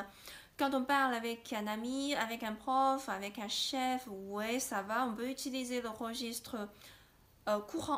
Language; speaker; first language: French; non-native, fluent; Chinese